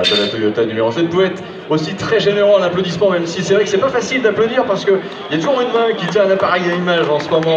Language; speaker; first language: French; native; French